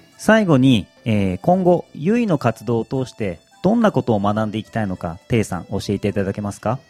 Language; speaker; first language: Japanese; native; Japanese